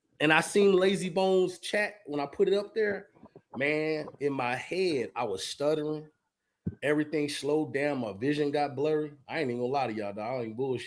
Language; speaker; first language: English; native; English